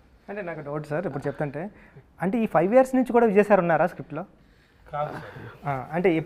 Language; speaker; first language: Telugu; native; Telugu